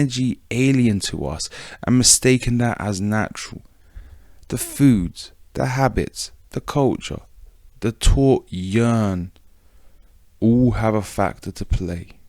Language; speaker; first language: English; native; English